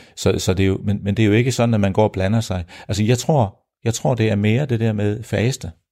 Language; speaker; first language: Danish; early bilingual, heritage; Danish